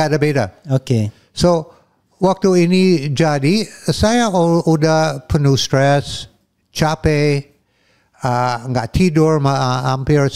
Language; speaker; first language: Indonesian; non-native, fluent; English